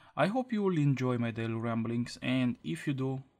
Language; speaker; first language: English; non-native, fluent; Romanian